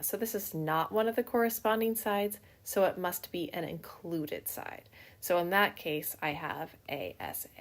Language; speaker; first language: English; native; English